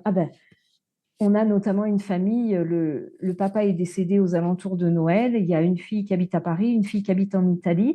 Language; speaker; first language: French; native; French